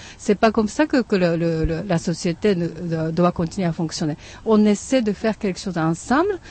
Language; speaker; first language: French; non-native, fluent; Japanese